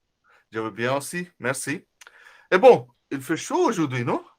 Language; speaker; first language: French; non-native, fluent; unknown